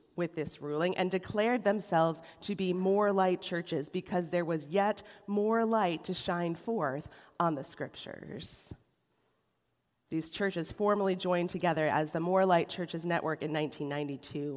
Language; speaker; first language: English; native; English